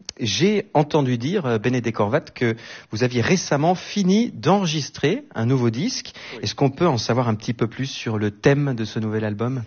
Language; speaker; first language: French; native; French